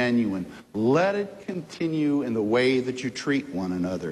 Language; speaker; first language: English; native; English